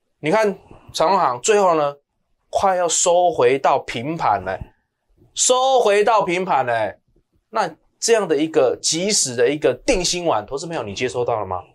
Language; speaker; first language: Chinese; native; Chinese